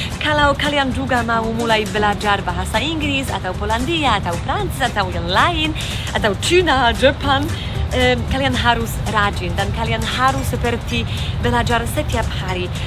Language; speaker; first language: Indonesian; non-native, fluent; Polish